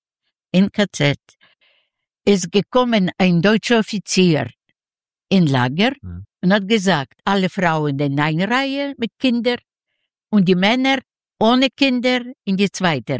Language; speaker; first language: German; non-native, learner; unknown